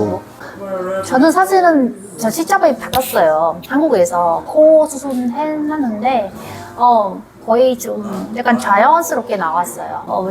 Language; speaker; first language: Korean; non-native, learner; Vietnamese